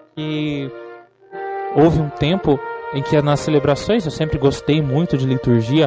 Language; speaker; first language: Portuguese; native; Portuguese